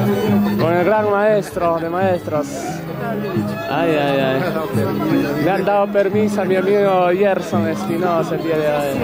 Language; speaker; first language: Spanish; native; Spanish